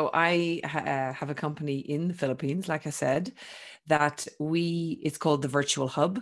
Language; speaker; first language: English; native; English